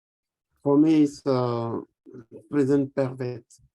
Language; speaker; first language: English; non-native, learner; French